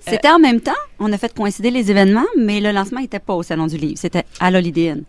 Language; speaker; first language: French; native; French